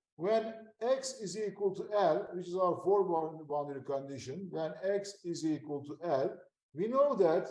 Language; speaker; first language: English; non-native, fluent; Turkish